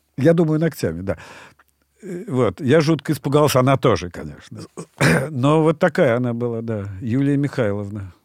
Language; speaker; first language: Russian; native; Russian